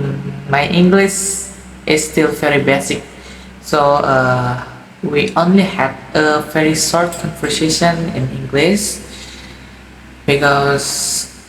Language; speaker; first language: English; non-native, learner; Indonesian